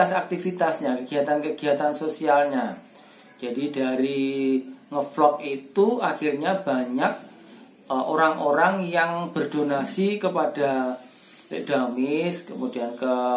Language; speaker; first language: Indonesian; non-native, local second language; Javanese